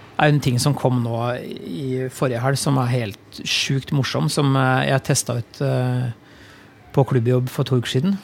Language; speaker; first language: Norwegian; native; Norwegian